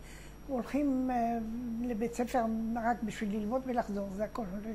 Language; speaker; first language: Hebrew; non-native, fluent; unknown